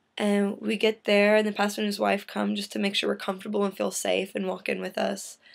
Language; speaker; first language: English; native; English